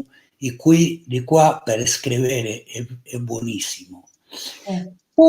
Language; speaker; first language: Italian; non-native, learner; Spanish